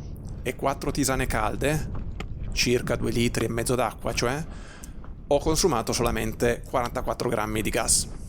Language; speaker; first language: Italian; native; Italian